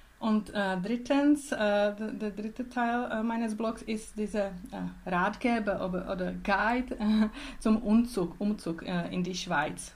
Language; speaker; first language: German; non-native, learner; Czech